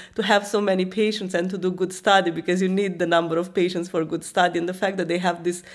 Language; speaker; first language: English; non-native, fluent; Romanian